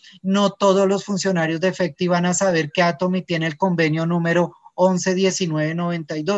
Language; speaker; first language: Spanish; native; Spanish